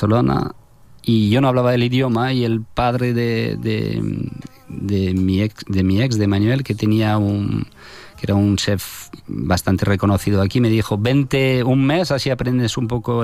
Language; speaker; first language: Spanish; non-native, fluent; French